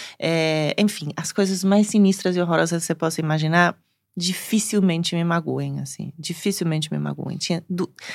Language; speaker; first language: Portuguese; non-native, fluent; Spanish